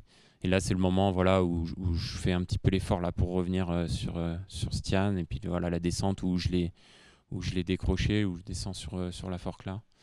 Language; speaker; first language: French; native; French